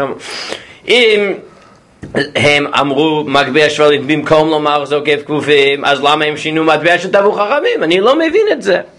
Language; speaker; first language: Hebrew; non-native, fluent; English